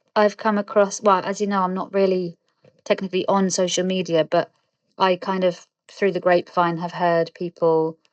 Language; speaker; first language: English; native; English